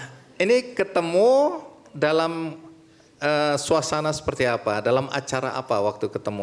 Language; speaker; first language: Indonesian; native; Indonesian